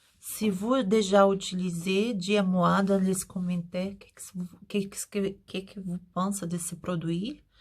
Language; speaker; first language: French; non-native, learner; Portuguese